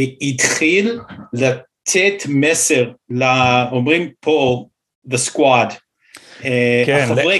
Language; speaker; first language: Hebrew; non-native, fluent; English